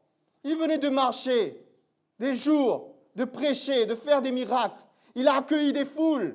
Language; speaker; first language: French; native; French